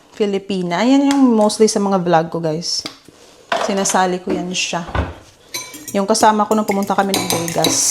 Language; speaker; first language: Filipino; native; Filipino